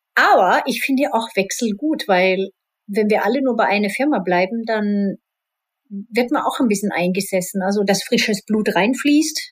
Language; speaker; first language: German; non-native, fluent; Swedish